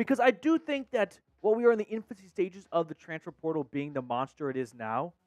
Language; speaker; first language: English; native; English